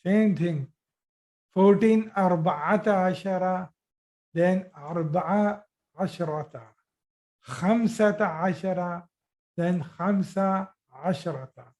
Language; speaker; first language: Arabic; non-native, fluent; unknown